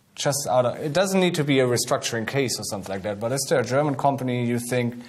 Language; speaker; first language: English; non-native, fluent; German